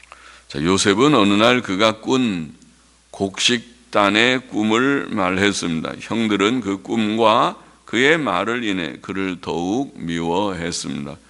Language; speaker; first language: Korean; native; Korean